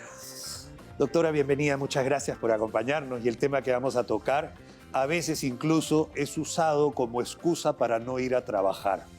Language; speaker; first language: Spanish; native; Spanish